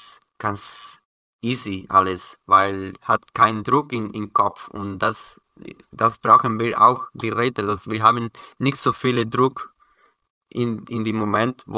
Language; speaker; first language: German; non-native, learner; Spanish